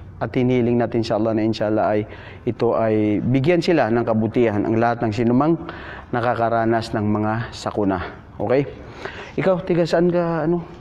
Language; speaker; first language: Filipino; non-native, local second language; Maranao